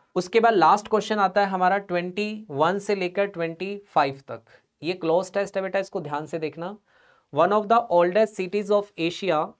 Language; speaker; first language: Hindi; non-native, local second language; Punjabi